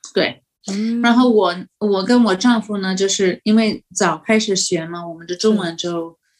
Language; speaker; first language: Chinese; non-native, fluent; English